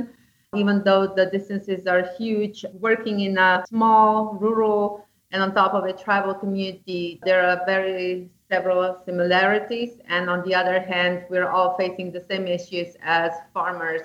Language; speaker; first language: English; non-native, fluent; Slovenian